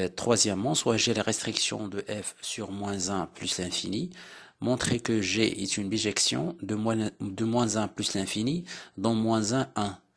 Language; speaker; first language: French; non-native, local second language; Arabic